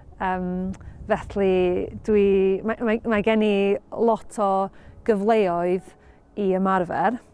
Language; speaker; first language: Welsh; non-native, learner; English